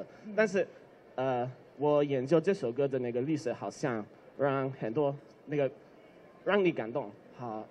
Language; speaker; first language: Chinese; non-native, learner; English